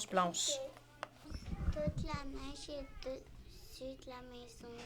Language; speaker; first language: French; non-native, local second language; English